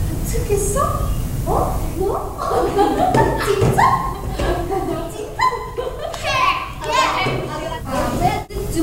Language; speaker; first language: Korean; non-native, learner; Indonesian